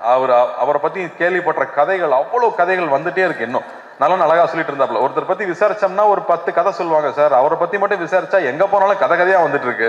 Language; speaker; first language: Tamil; native; Tamil